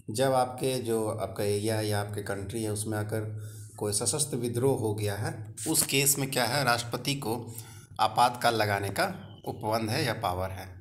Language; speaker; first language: Hindi; native; Hindi